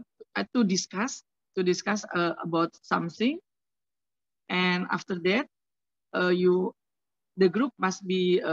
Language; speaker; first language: English; non-native, learner; Indonesian